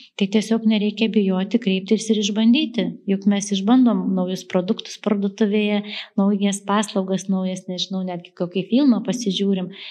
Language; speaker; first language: Lithuanian; native; Lithuanian